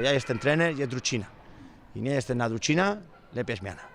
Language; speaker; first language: Polish; non-native, learner; Spanish